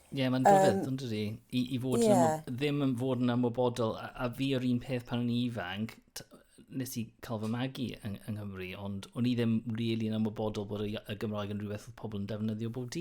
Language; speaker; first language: Welsh; non-native, local second language; English